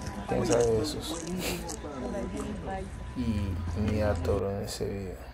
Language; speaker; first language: Spanish; early bilingual, heritage; English